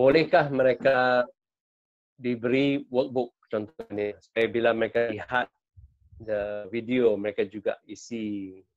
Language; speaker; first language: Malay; non-native, local second language; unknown